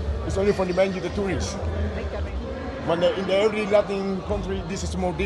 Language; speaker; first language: English; non-native, learner; Spanish